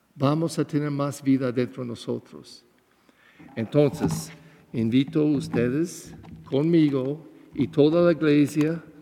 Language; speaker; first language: Spanish; non-native, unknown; English